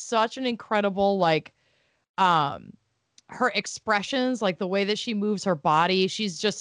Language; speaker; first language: English; native; English